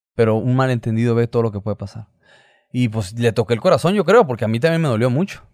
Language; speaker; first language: Spanish; native; Spanish